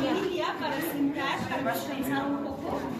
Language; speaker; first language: Spanish; non-native, fluent; Arabic